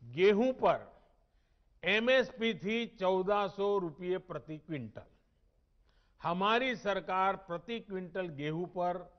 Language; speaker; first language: Hindi; non-native, local second language; Gujarati